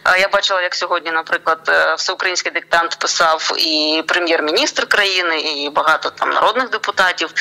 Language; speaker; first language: Ukrainian; non-native, local second language; Russian